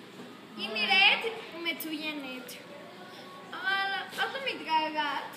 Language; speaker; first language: Hebrew; non-native, learner; Spanish